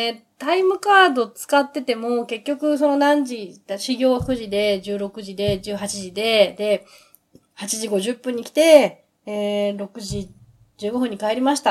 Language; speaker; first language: Japanese; native; Japanese